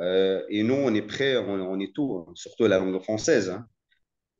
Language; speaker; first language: French; non-native, fluent; Arabic